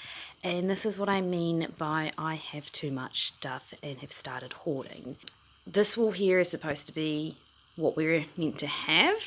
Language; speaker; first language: English; native; English